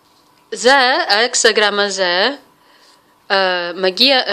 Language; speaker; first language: Hebrew; non-native, fluent; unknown